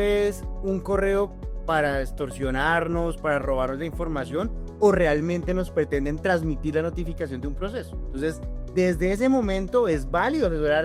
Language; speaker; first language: Spanish; native; Spanish